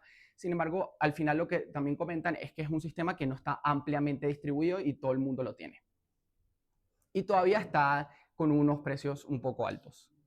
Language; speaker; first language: Spanish; native; Spanish